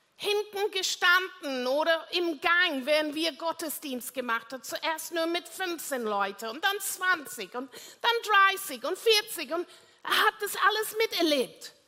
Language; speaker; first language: German; non-native, fluent; English